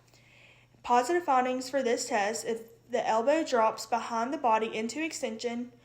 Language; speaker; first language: English; native; English